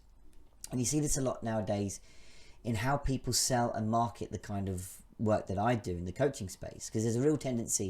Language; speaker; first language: English; native; English